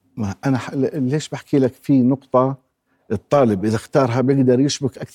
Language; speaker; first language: Arabic; native; Arabic